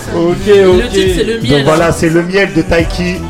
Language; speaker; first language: French; native; French